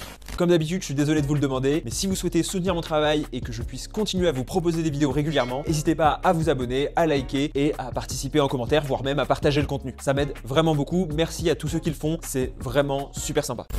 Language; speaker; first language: French; native; French